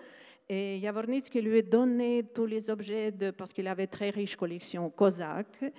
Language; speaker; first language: French; non-native, fluent; Ukrainian